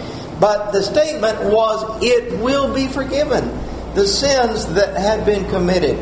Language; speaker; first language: English; native; English